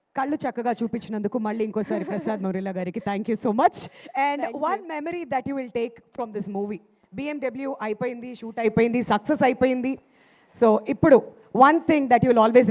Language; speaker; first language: Telugu; native; Telugu